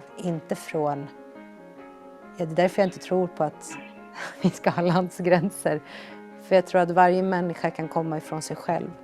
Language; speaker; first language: Swedish; early bilingual, other home language; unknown